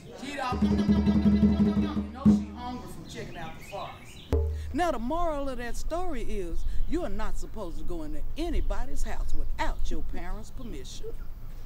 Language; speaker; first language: English; native; English